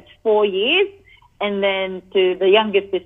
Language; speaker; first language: English; non-native, local second language; Cebuano